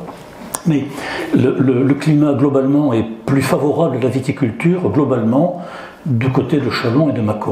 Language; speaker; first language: French; native; French